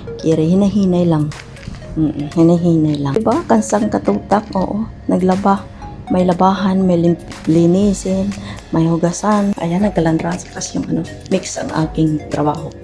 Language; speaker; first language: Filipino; non-native, local second language; Cebuano